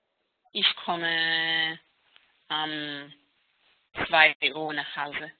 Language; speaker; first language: German; non-native, learner; Hebrew